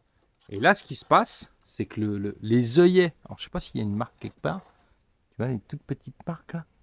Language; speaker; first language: French; native; French